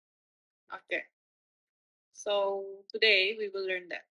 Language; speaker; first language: English; non-native, fluent; Indonesian